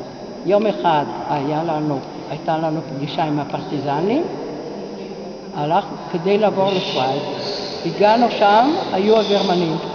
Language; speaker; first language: Hebrew; non-native, fluent; Italian